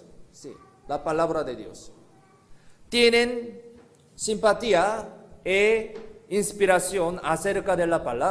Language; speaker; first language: Spanish; non-native, learner; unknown